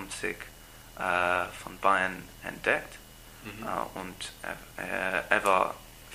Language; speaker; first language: German; non-native, learner; English